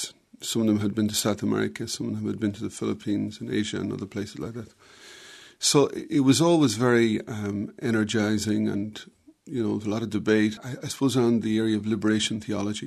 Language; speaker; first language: English; native; English